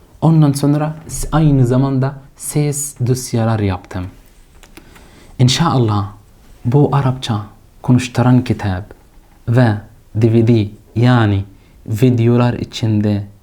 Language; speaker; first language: Turkish; non-native, fluent; Arabic